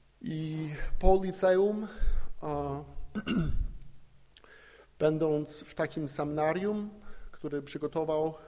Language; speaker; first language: Polish; non-native, fluent; English